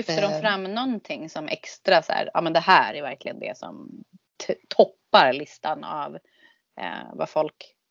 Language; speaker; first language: Swedish; native; Swedish